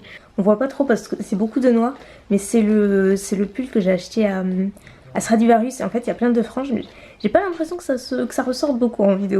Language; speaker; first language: French; native; French